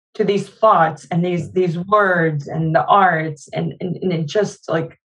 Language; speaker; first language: English; non-native, fluent; Arabic